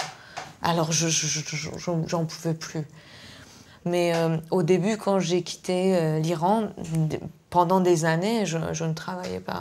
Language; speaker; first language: French; non-native, fluent; Persian